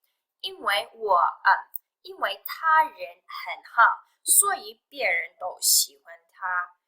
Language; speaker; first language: Chinese; non-native, fluent; English